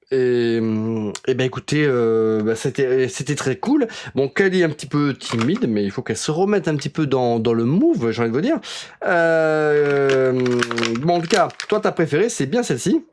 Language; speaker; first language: French; native; French